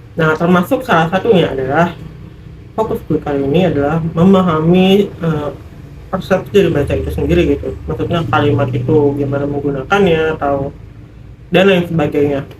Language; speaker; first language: Indonesian; native; Indonesian